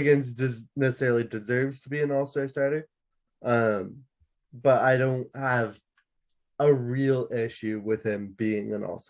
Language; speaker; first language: English; native; English